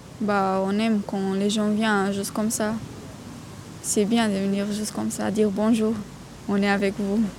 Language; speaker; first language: French; non-native, learner; Romanian